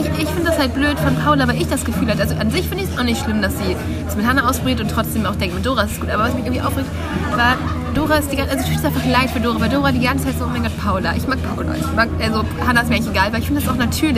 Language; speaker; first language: German; native; German